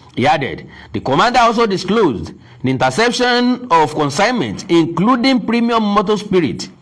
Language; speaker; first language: English; non-native, local second language; Yoruba